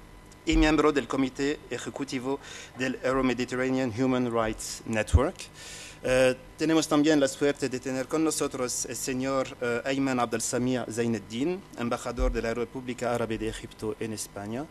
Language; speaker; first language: Spanish; non-native, fluent; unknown